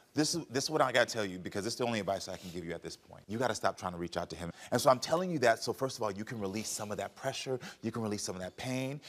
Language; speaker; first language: English; native; English